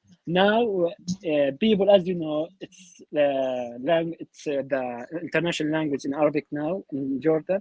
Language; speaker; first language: English; non-native, learner; Arabic